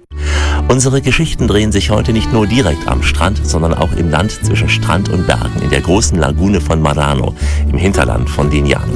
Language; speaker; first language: German; native; German